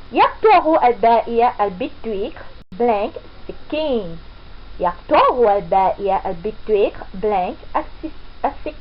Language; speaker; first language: Arabic; non-native, fluent; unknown